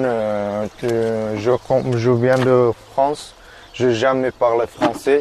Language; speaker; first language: French; non-native, learner; Persian